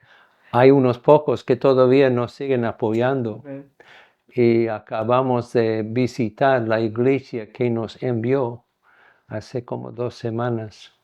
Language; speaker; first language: Spanish; non-native, fluent; English